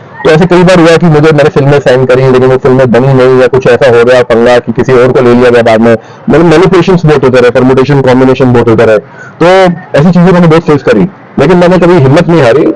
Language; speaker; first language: Hindi; non-native, local second language; Sindhi